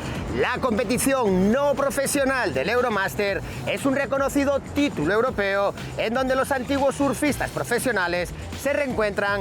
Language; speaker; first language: Spanish; native; Spanish